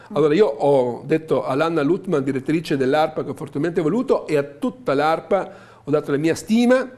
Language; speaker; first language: Italian; native; Italian